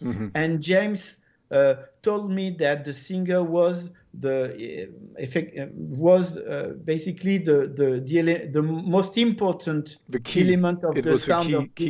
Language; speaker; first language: English; non-native, learner; French